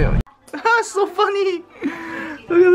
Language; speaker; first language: English; non-native, fluent; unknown